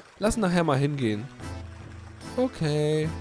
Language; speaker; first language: German; native; German